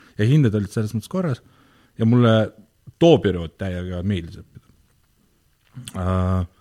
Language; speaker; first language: Estonian; non-native, local second language; Russian